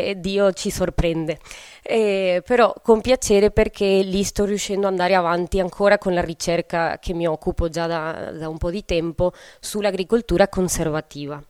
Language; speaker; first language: Italian; non-native, fluent; Spanish